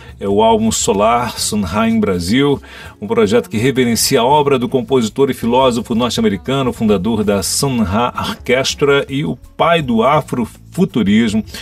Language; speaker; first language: Portuguese; native; Portuguese